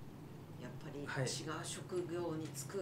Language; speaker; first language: Japanese; native; Japanese